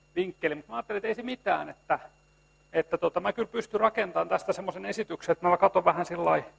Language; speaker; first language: Finnish; native; Finnish